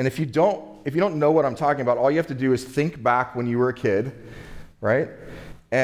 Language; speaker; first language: English; native; English